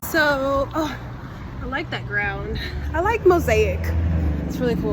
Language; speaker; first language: English; native; English